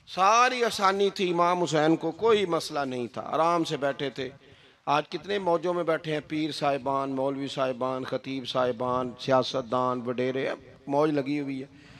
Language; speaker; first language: Urdu; non-native, local second language; Punjabi